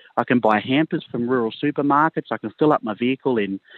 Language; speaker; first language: English; native; English